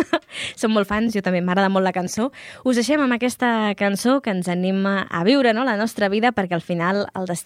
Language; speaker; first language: Catalan; native; Catalan